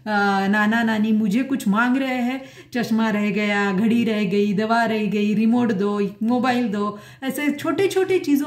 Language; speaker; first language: Hindi; non-native, local second language; Marathi